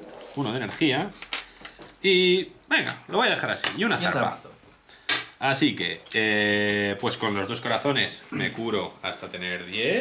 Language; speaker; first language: Spanish; native; Spanish